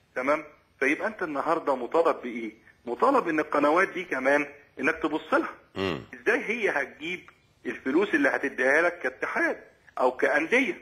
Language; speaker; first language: Arabic; native; Arabic